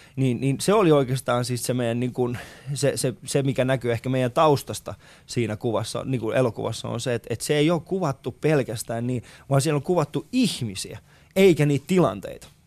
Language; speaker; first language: Finnish; early bilingual, other home language; Persian